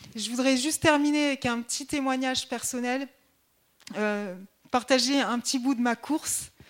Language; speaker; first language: French; native; French